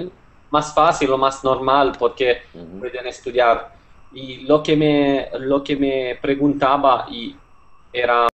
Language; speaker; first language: Spanish; non-native, fluent; Italian